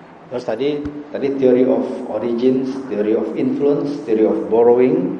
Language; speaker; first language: English; non-native, fluent; Indonesian